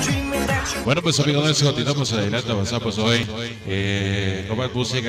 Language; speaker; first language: Spanish; native; Spanish